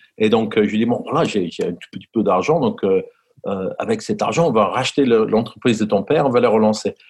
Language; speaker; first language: French; non-native, fluent; English